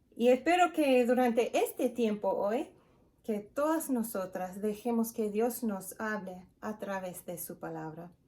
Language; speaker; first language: Spanish; non-native, fluent; English